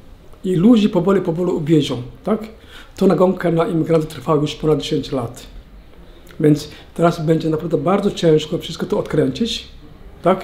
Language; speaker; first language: Polish; non-native, learner; Somali